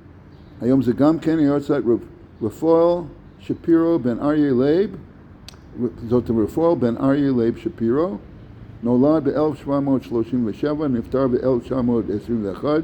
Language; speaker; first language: Hebrew; non-native, fluent; English